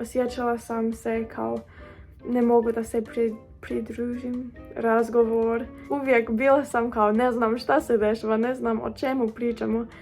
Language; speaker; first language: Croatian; non-native, learner; English